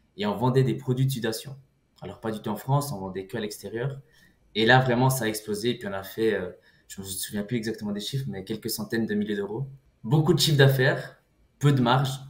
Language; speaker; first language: French; early bilingual, other home language; Portuguese